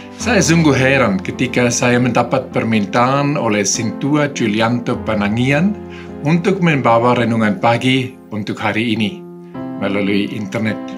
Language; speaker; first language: Indonesian; non-native, fluent; Swiss German